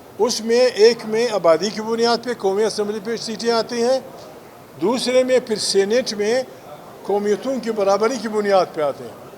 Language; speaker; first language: Urdu; non-native, local second language; Pashto